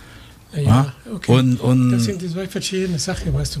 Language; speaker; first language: German; non-native, fluent; Spanish